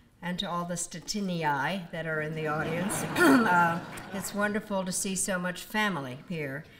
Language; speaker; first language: English; early bilingual, other home language; Czech